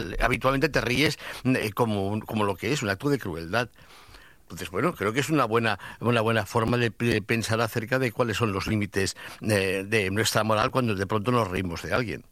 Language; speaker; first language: Spanish; native; Spanish